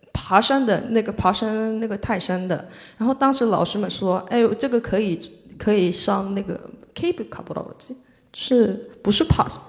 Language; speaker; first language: Chinese; non-native, fluent; Korean